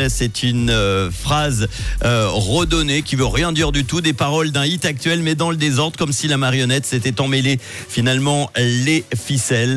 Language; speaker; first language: French; native; French